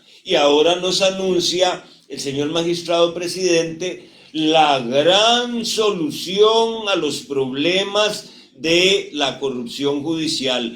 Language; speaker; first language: Spanish; native; Spanish